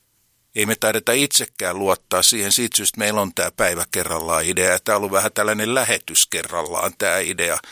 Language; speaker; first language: Finnish; native; Finnish